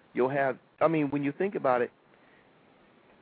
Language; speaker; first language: English; native; English